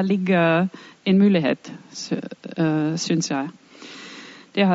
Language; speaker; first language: Norwegian; non-native, fluent; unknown